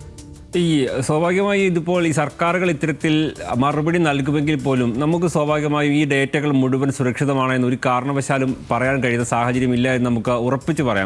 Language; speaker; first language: Malayalam; native; Malayalam